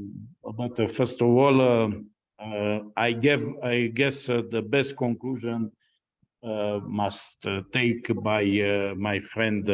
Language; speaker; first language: English; non-native, fluent; Romanian